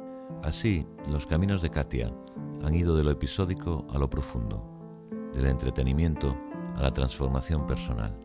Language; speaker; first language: Spanish; native; Spanish